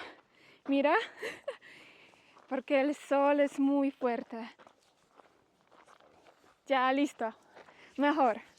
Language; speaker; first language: Spanish; non-native, learner; Polish